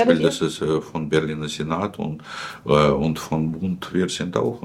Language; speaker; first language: German; non-native, fluent; Russian